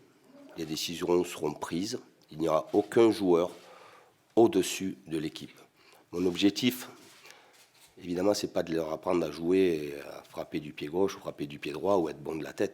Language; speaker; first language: French; native; French